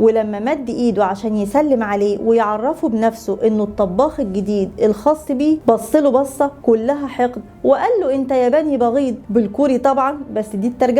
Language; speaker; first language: Arabic; native; Arabic